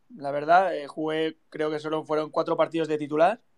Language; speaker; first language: Spanish; native; Spanish